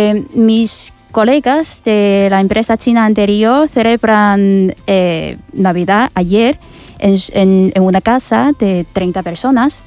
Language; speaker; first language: Spanish; non-native, fluent; Chinese